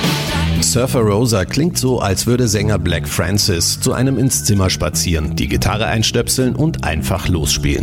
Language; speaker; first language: German; native; German